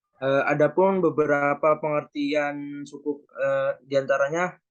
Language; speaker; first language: Indonesian; native; Indonesian